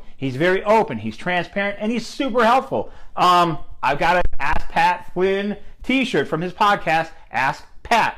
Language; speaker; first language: English; native; English